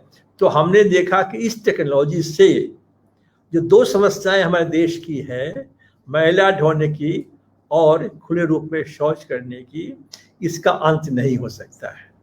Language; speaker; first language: Hindi; native; Hindi